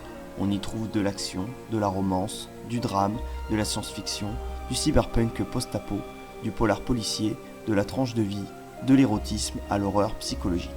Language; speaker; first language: French; native; French